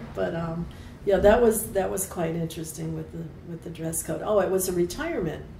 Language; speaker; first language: English; native; English